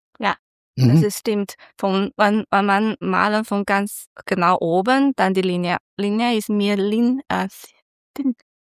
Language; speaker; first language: German; non-native, learner; Chinese